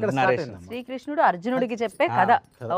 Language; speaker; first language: Telugu; native; Telugu